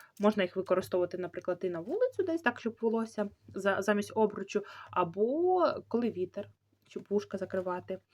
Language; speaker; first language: Ukrainian; native; Ukrainian